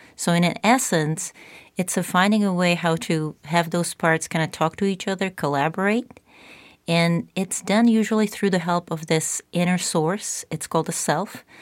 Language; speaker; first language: English; non-native, fluent; Czech